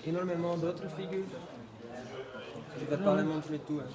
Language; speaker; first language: French; non-native, fluent; Dutch